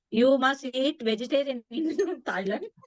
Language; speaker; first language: English; non-native, learner; Sinhala